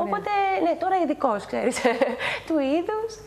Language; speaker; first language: Greek; early bilingual, other home language; Spanish